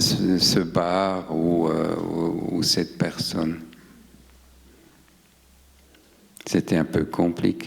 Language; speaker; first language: French; non-native, local second language; German